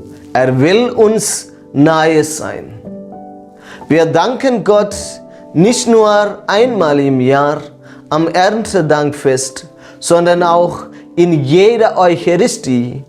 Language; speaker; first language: German; non-native, fluent; Malayalam